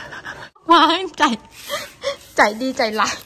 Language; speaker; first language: Vietnamese; non-native, fluent; Thai